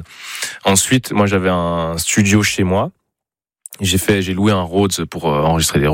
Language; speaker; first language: French; native; French